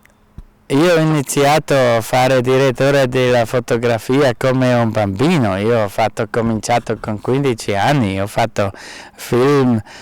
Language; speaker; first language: Italian; non-native, fluent; German